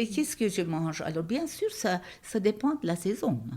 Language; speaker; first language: French; non-native, fluent; Turkish